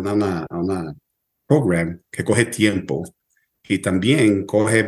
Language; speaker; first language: Spanish; early bilingual, heritage; Spanish